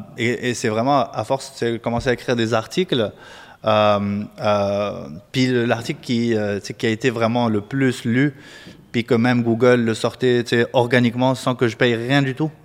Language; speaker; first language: French; non-native, local second language; Arabic